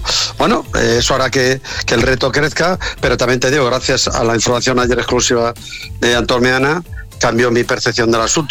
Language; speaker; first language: Spanish; native; Spanish